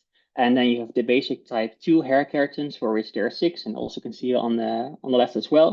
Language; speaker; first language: English; non-native, fluent; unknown